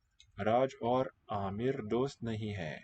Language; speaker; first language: Hindi; non-native, learner; English